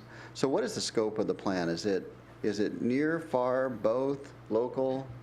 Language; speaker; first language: English; native; English